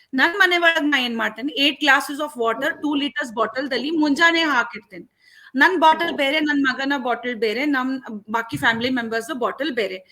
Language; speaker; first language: Kannada; non-native, local second language; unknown